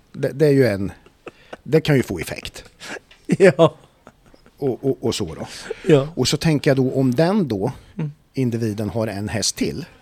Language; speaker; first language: Swedish; native; Swedish